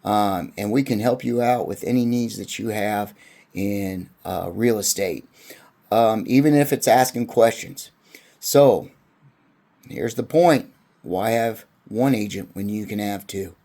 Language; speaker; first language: English; native; English